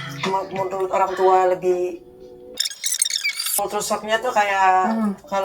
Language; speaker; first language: Indonesian; native; Indonesian